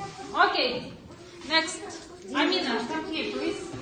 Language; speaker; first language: English; non-native, learner; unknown